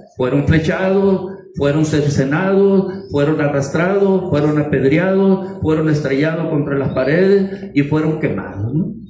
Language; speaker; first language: Spanish; native; Spanish